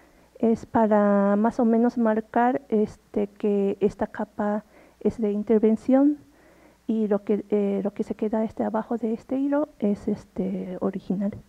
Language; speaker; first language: Spanish; non-native, fluent; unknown